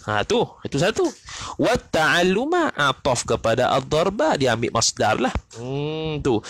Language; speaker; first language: Malay; native; Malay